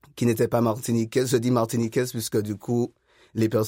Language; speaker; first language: French; native; French